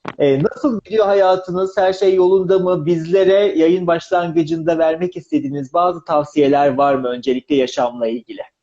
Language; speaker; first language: Turkish; native; Turkish